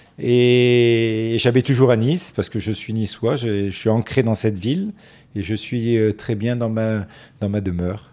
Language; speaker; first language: French; native; French